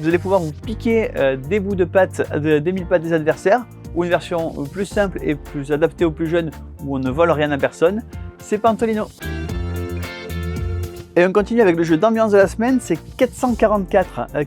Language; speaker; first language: French; native; French